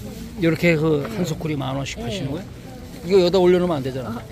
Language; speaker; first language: Korean; native; Korean